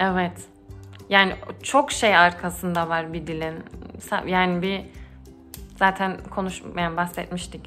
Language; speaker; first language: Turkish; early bilingual, heritage; Turkish